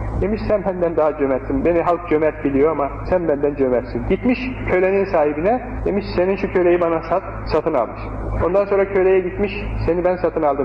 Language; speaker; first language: Turkish; native; Turkish